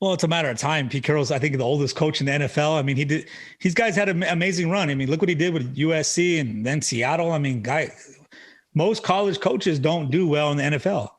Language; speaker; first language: English; native; English